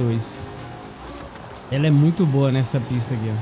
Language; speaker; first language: Portuguese; native; Portuguese